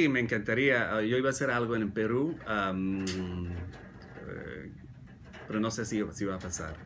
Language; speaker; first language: Spanish; early bilingual, heritage; English